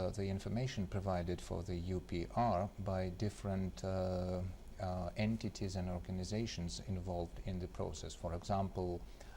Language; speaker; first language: English; non-native, fluent; Ukrainian